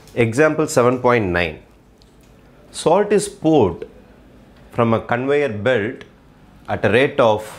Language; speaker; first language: English; non-native, local second language; Tamil